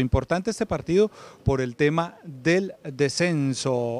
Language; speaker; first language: Spanish; native; Spanish